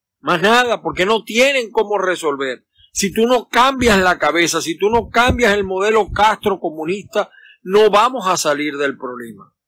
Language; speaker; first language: Spanish; native; Spanish